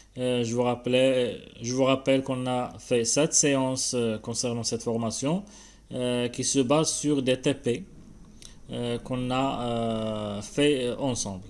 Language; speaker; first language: French; non-native, local second language; Arabic